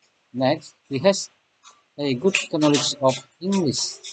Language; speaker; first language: English; non-native, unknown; Indonesian